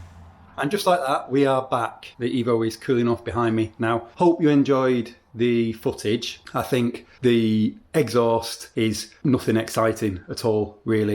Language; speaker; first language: English; native; English